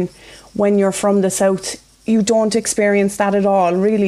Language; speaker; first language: English; native; English